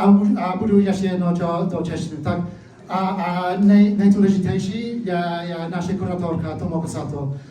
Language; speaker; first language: Czech; early bilingual, heritage; English